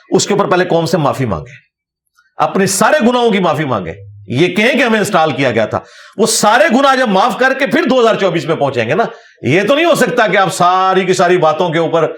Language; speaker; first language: Urdu; non-native, local second language; Punjabi